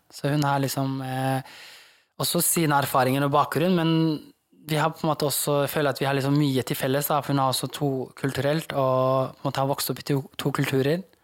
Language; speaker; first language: Norwegian; early bilingual, other home language; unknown